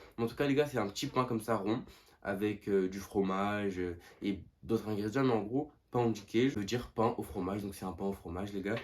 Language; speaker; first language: French; early bilingual, other home language; Portuguese